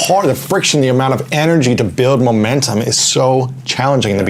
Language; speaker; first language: English; native; English